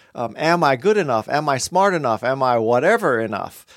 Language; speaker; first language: English; native; English